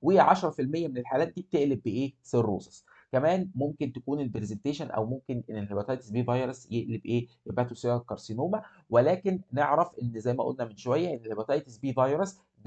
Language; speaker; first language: Arabic; native; Arabic